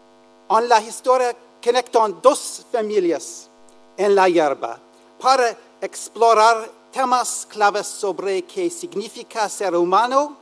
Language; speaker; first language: Spanish; non-native, learner; English